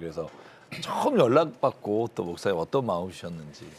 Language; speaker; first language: Korean; native; Korean